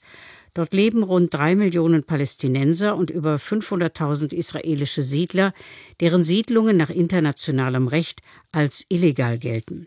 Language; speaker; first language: German; native; German